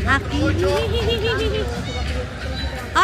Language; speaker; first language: Spanish; non-native, learner; Filipino